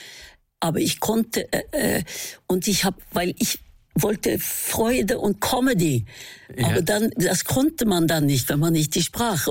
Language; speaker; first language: German; non-native, fluent; Norwegian